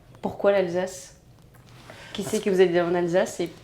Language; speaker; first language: French; native; French